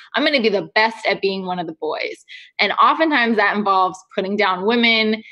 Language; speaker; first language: English; native; English